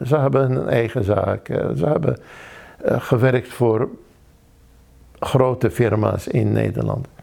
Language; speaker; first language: Dutch; non-native, fluent; Arabic